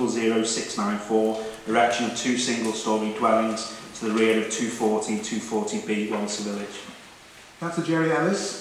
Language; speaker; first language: English; native; English